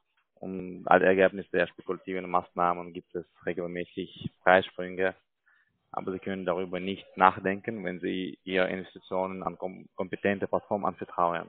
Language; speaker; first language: German; non-native, learner; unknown